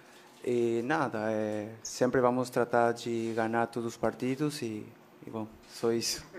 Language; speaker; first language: Portuguese; non-native, learner; Spanish